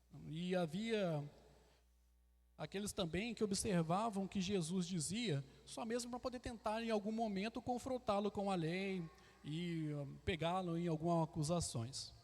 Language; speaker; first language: Portuguese; native; Portuguese